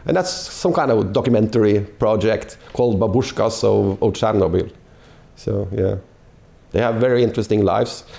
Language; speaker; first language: English; non-native, fluent; Norwegian